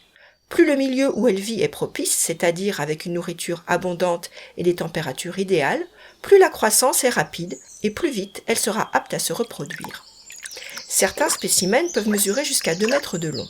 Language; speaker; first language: French; native; French